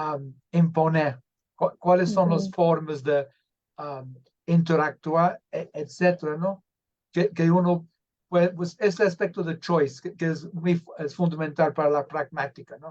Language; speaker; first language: Spanish; non-native, fluent; English